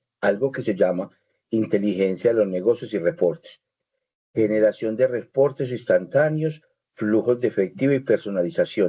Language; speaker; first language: Spanish; native; Spanish